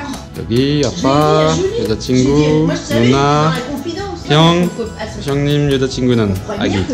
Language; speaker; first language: Korean; non-native, learner; French